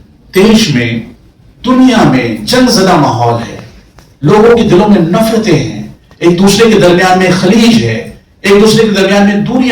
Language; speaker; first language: Hindi; native; Hindi